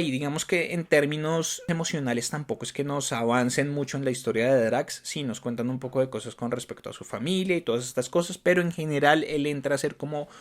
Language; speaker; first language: Spanish; native; Spanish